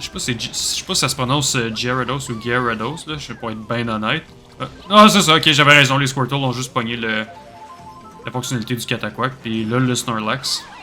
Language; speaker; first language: French; native; French